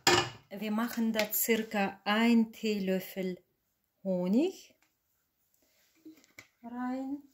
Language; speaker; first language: German; non-native, fluent; Russian